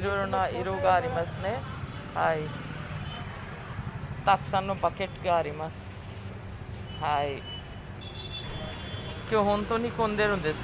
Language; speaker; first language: Japanese; non-native, fluent; Hindi